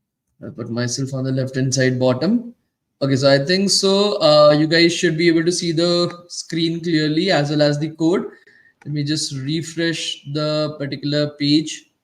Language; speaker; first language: English; non-native, local second language; Hindi